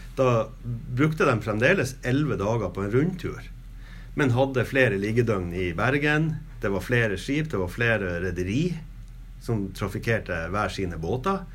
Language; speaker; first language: Norwegian; native; Norwegian